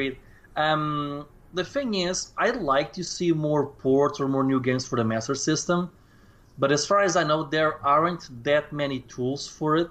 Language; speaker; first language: English; non-native, fluent; Portuguese